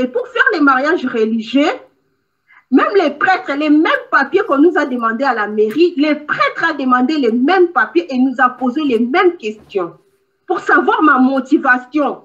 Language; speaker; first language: French; non-native, local second language; Lingala